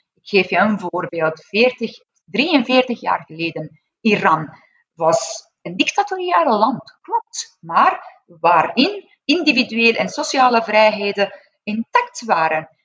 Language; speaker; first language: Dutch; non-native, fluent; Persian